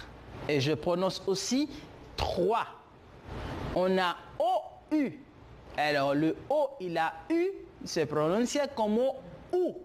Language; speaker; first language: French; non-native, fluent; Spanish